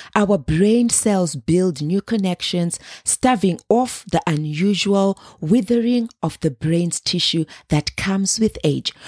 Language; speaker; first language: English; non-native, local second language; Shona